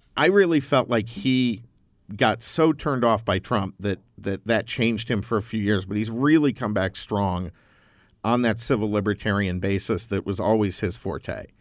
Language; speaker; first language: English; native; English